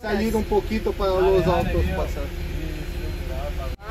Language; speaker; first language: Spanish; non-native, learner; Portuguese